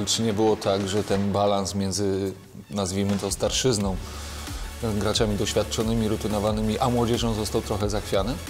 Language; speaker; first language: Polish; native; Polish